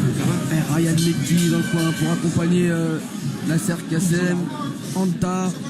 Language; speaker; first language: French; native; French